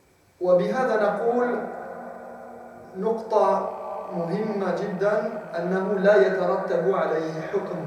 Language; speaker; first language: Arabic; non-native, fluent; French